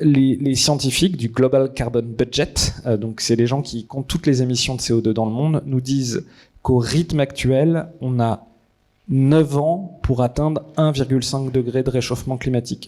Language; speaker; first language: French; native; French